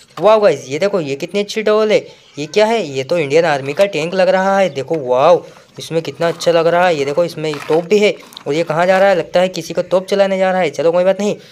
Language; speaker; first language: Hindi; native; Hindi